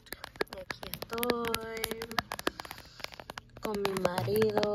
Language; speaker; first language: Spanish; early bilingual, heritage; Spanish